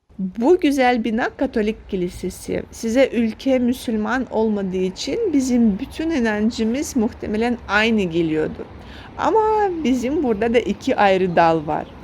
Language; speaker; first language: Turkish; non-native, fluent; Russian